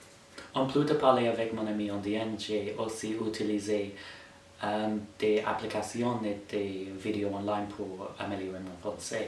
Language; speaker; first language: French; non-native, fluent; English